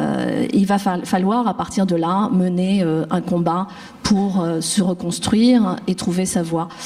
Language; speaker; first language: French; native; French